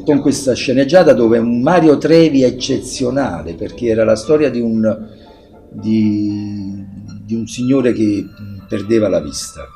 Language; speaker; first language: Italian; native; Italian